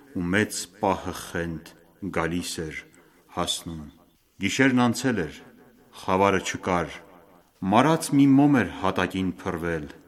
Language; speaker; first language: Armenian; early bilingual, heritage; Armenian